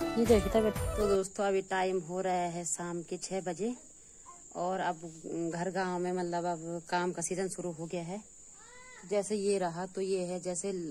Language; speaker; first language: Hindi; native; Hindi